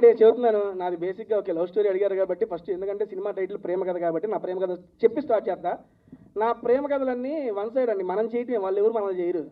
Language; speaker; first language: Telugu; native; Telugu